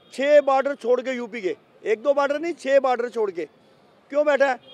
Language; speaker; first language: Hindi; native; Hindi